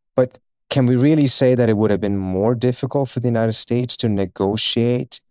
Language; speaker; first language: English; early bilingual, other home language; Persian